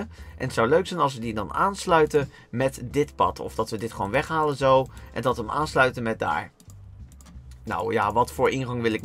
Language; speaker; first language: Dutch; native; Dutch